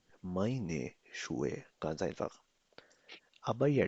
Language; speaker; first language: German; non-native, fluent; Urdu